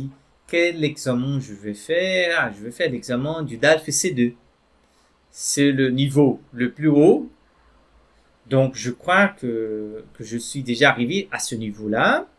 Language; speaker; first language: French; non-native, fluent; Portuguese